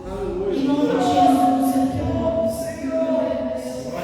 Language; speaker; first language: Portuguese; native; Portuguese